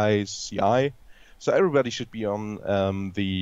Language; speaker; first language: English; non-native, fluent; German